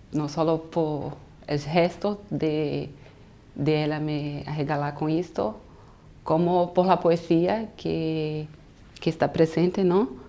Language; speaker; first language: Spanish; non-native, fluent; Portuguese